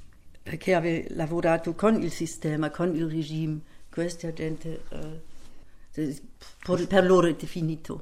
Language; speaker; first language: Italian; non-native, fluent; German